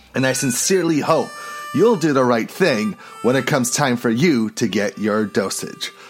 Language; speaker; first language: English; native; English